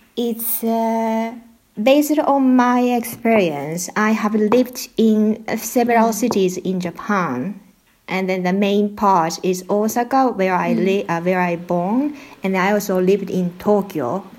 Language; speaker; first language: English; non-native, learner; Japanese